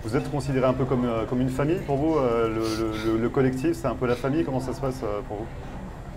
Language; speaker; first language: French; native; French